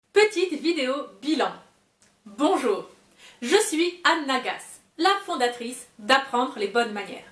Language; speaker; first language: French; native; French